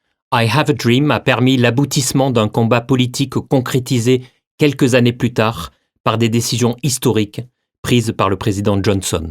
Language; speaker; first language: French; native; French